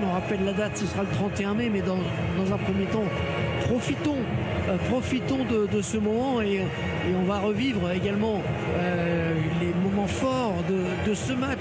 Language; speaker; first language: French; native; French